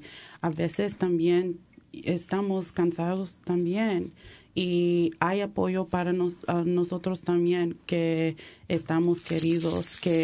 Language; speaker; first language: Spanish; early bilingual, heritage; English